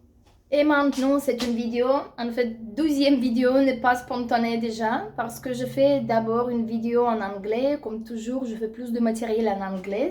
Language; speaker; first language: French; non-native, fluent; Russian